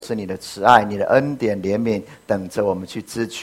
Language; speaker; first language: Chinese; native; Chinese